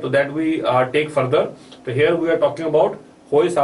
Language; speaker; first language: English; non-native, local second language; Hindi